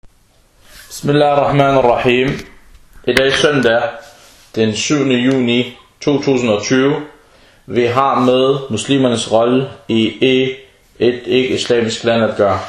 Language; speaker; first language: Danish; early bilingual, other home language; Arabic